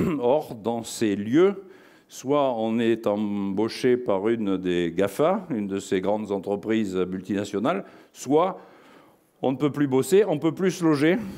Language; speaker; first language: French; native; French